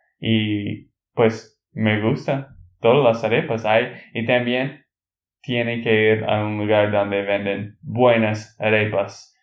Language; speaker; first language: Spanish; non-native, learner; English